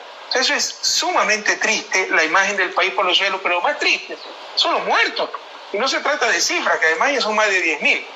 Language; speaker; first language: Spanish; native; Spanish